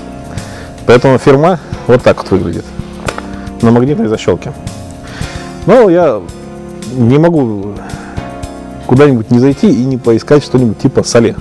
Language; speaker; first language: Russian; native; Russian